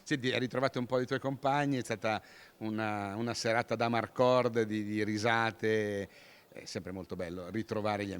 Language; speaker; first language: Italian; native; Italian